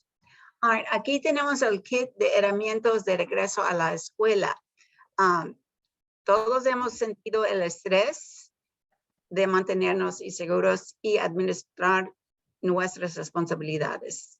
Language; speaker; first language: Spanish; early bilingual, heritage; Spanish